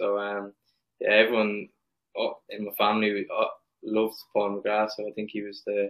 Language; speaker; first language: English; native; English